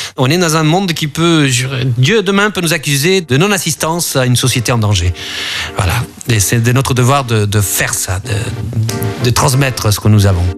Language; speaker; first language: French; early bilingual, other home language; Spanish